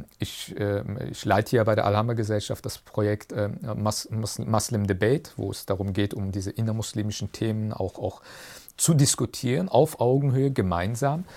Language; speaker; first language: German; early bilingual, other home language; Turkish